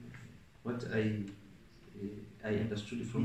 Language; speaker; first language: English; non-native, local second language; Swahili